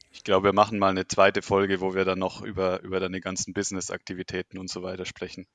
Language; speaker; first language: German; native; German